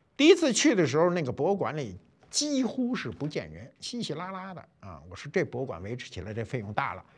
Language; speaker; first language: Chinese; native; Chinese